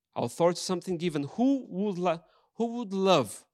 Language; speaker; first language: English; non-native, fluent; Portuguese